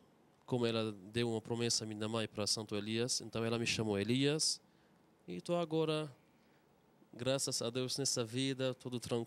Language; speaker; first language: Portuguese; non-native, fluent; Arabic